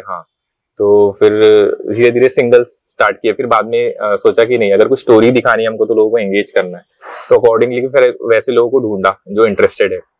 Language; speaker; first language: Hindi; non-native, local second language; Marathi